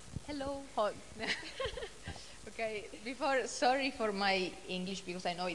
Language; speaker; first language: English; non-native, fluent; Italian